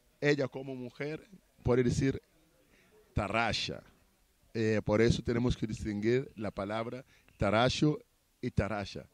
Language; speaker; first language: Spanish; non-native, learner; Portuguese